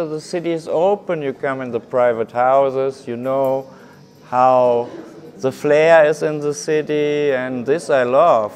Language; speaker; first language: English; non-native, fluent; German